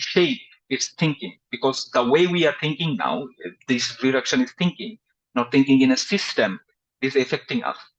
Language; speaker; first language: English; non-native, fluent; Bangla